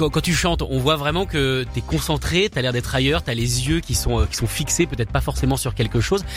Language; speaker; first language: French; native; French